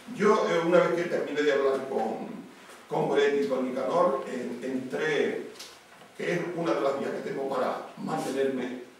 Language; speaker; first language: Spanish; native; Spanish